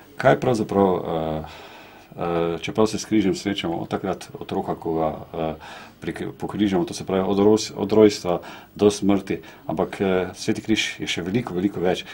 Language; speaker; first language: Slovenian; native; Slovenian